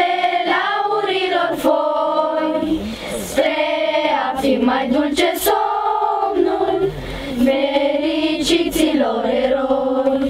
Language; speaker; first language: Romanian; native; Romanian